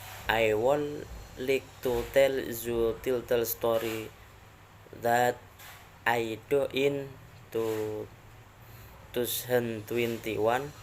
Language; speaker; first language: English; non-native, learner; Indonesian